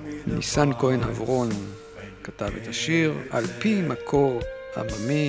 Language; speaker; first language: Hebrew; native; Hebrew